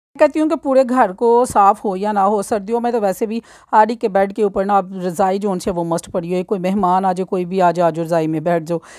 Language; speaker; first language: Urdu; non-native, local second language; Punjabi